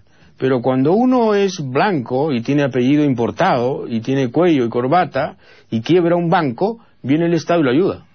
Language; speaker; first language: Spanish; native; Spanish